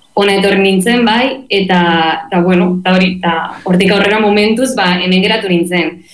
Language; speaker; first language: Basque; non-native, local second language; Spanish